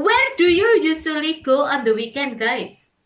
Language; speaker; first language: English; non-native, learner; Indonesian